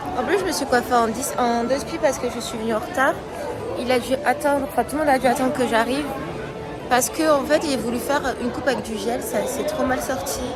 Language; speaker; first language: French; early bilingual, other home language; Arabic